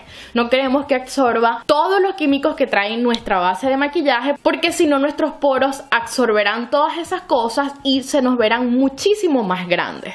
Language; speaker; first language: Spanish; native; Spanish